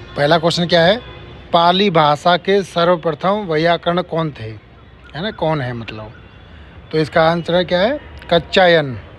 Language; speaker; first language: Hindi; native; Hindi